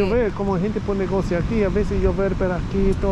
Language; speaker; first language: Spanish; non-native, learner; English